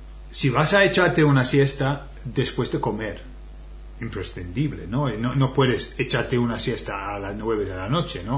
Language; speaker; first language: Spanish; non-native, fluent; English